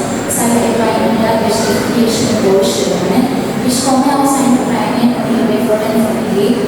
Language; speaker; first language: German; non-native, learner; Malayalam